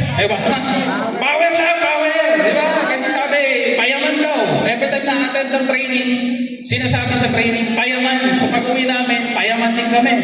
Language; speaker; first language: Filipino; non-native, local second language; Bikol